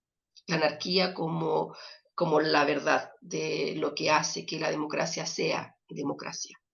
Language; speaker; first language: Spanish; native; Spanish